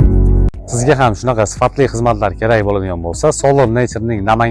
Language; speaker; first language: Uzbek; native; Uzbek